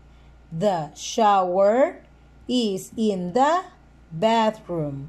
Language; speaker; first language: English; non-native, fluent; Spanish